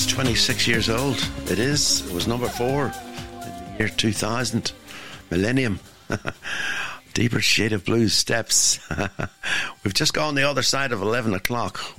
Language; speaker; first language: English; native; English